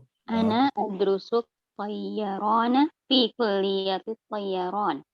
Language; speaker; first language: Arabic; non-native, learner; Indonesian